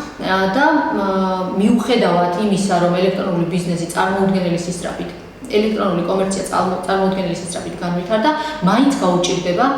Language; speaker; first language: Georgian; native; Georgian